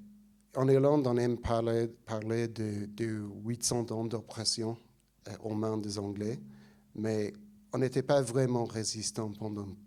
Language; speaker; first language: French; non-native, fluent; English